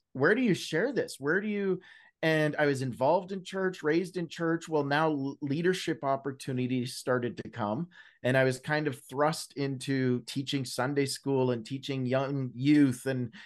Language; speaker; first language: English; native; English